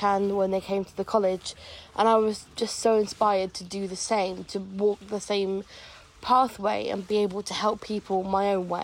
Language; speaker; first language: English; native; English